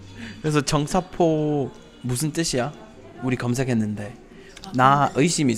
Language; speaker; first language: Korean; non-native, fluent; English